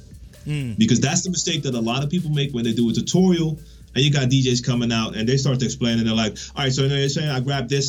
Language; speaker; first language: English; non-native, fluent; Dutch